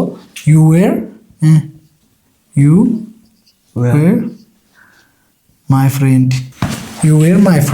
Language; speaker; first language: English; non-native, local second language; Oromo